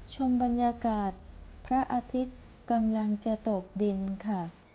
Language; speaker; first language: Thai; native; Thai